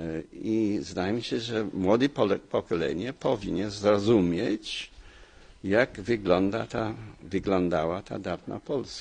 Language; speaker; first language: Polish; non-native, fluent; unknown